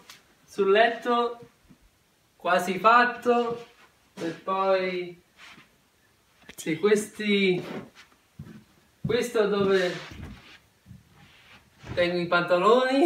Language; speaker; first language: Italian; early bilingual, heritage; Italian